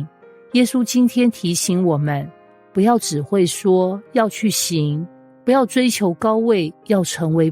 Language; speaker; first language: Chinese; native; Chinese